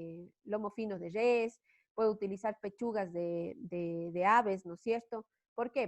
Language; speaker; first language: Spanish; native; Spanish